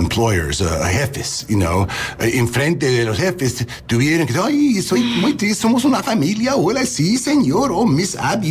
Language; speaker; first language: Spanish; non-native, learner; English